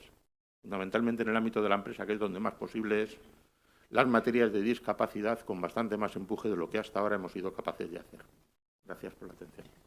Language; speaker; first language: Spanish; native; Spanish